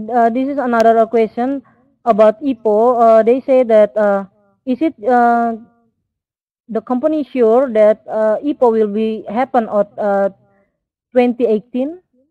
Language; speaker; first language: English; non-native, learner; Indonesian